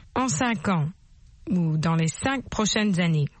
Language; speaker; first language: French; native; French